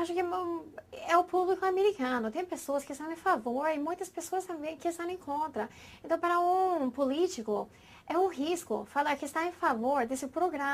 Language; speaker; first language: Portuguese; non-native, fluent; English